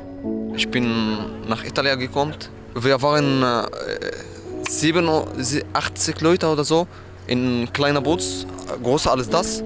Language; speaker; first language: German; non-native, learner; Arabic